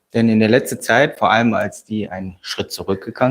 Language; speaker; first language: German; native; German